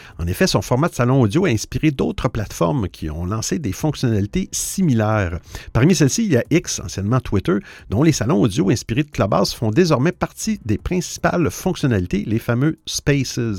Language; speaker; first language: French; native; French